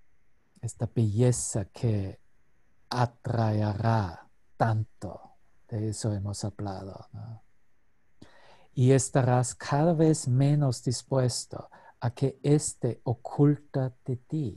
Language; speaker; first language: Spanish; non-native, fluent; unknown